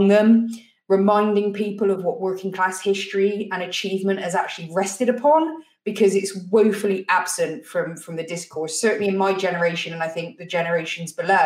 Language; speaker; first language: English; native; English